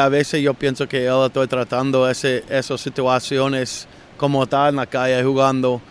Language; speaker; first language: Spanish; non-native, learner; English